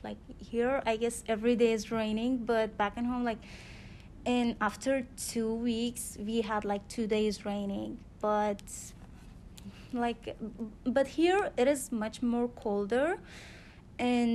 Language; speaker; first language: English; non-native, fluent; Persian